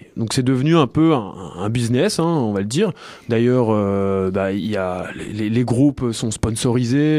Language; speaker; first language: French; native; French